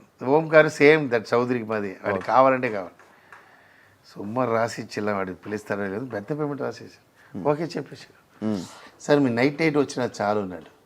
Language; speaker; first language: Telugu; non-native, local second language; Tamil